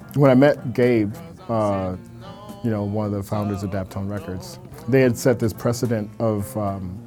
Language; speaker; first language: English; native; English